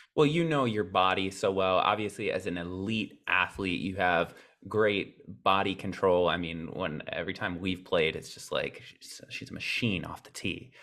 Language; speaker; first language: English; native; English